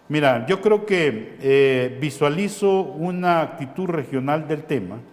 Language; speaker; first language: Spanish; native; Spanish